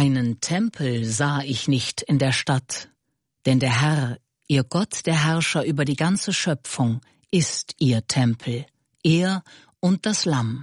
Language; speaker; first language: German; native; German